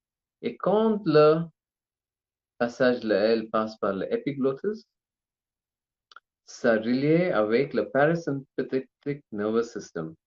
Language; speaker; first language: French; non-native, learner; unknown